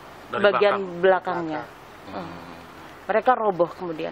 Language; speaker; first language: Indonesian; native; Indonesian